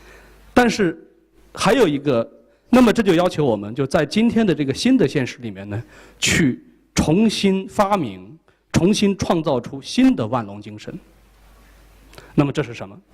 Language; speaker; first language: Chinese; native; Chinese